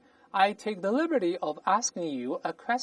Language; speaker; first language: English; non-native, fluent; Chinese